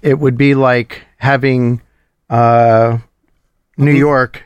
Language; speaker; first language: English; native; English